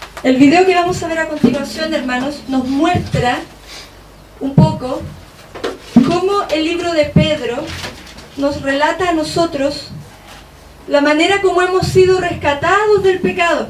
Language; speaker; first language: Spanish; native; Spanish